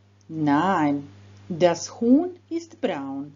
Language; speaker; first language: German; non-native, fluent; Croatian